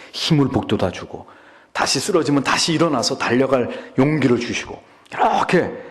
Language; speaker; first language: Korean; native; Korean